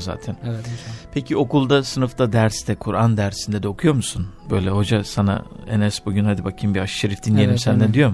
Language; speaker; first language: Turkish; native; Turkish